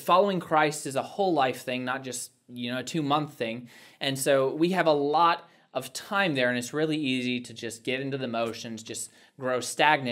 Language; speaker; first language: English; native; English